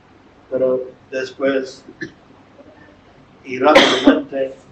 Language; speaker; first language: Spanish; non-native, fluent; English